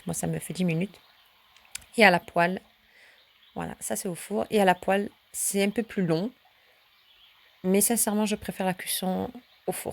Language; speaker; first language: French; early bilingual, other home language; Turkish